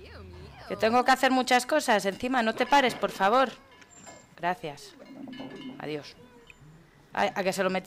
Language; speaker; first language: Spanish; native; Spanish